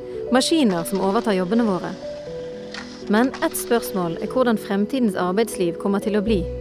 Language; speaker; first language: Norwegian; native; Norwegian